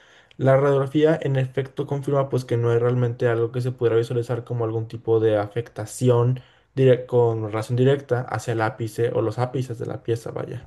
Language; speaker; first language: Spanish; native; Spanish